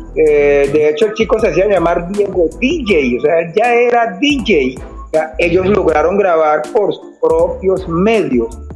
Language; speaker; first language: Spanish; native; Spanish